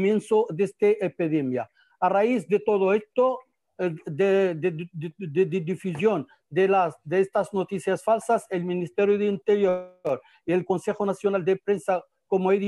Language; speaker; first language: Spanish; non-native, fluent; Arabic